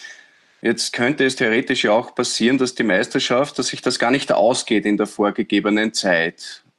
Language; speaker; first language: German; native; German